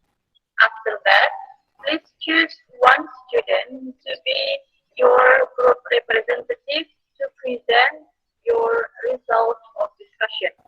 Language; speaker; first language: English; non-native, fluent; Indonesian